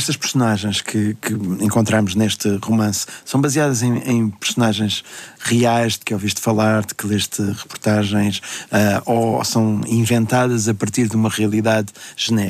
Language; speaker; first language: Portuguese; native; Portuguese